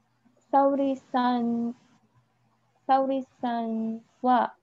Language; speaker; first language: Japanese; non-native, learner; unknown